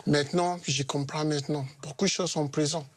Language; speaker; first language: French; non-native, learner; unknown